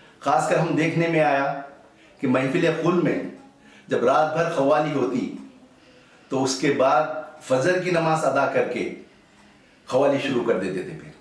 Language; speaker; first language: Urdu; native; Urdu